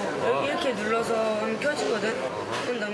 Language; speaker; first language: Korean; early bilingual, other home language; Russian